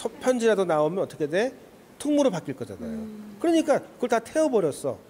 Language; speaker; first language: Korean; native; Korean